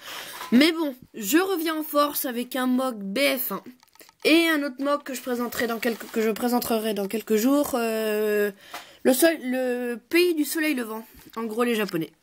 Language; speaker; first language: French; native; French